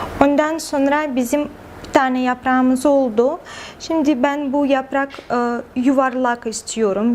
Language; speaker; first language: Turkish; non-native, fluent; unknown